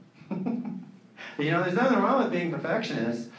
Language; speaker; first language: English; native; English